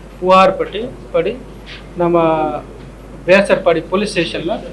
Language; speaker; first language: Tamil; non-native, local second language; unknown